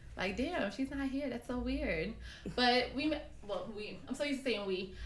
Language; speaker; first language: English; early bilingual, other home language; Spanish